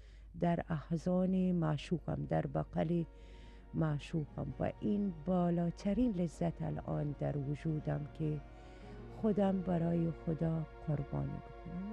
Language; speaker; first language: Persian; non-native, learner; Arabic